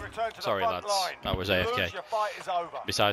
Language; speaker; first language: English; native; English